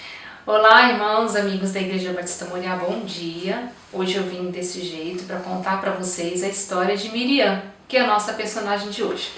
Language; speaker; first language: Portuguese; native; Portuguese